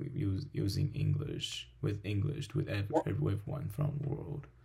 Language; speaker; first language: English; non-native, fluent; Min Nan Chinese